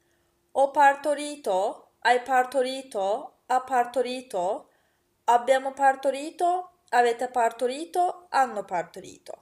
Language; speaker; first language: Italian; non-native, fluent; Turkish